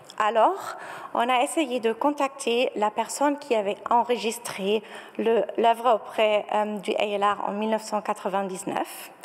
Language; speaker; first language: French; non-native, fluent; German